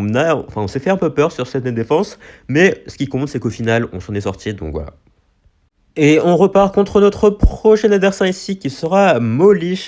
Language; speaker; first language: French; native; French